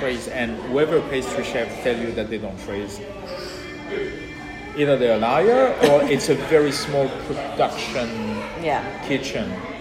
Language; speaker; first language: English; non-native, fluent; French